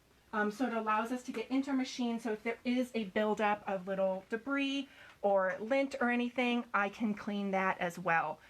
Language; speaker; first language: English; native; English